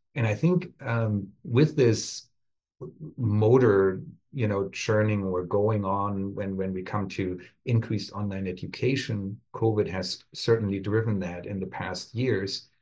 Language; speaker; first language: English; non-native, fluent; German